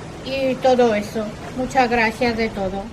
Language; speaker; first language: Spanish; non-native, learner; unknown